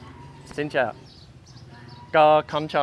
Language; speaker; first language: Vietnamese; non-native, learner; English